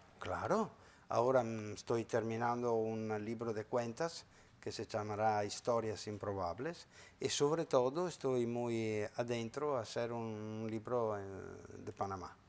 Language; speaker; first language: Spanish; non-native, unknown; Italian